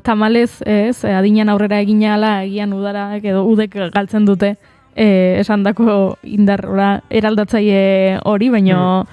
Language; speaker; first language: Basque; native; Basque